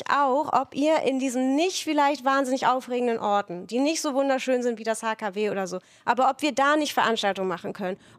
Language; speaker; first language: German; native; German